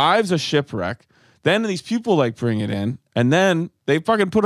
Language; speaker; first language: English; native; English